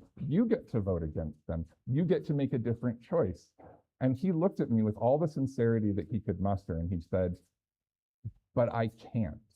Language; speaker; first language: English; native; English